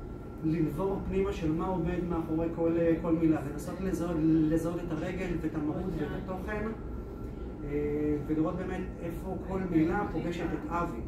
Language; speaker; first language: Hebrew; native; Hebrew